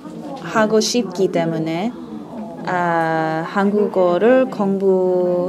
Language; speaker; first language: Korean; early bilingual, heritage; English